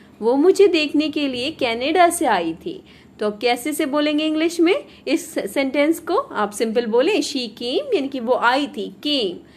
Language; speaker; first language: Hindi; native; Hindi